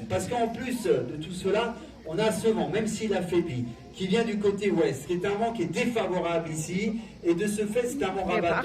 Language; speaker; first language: French; native; French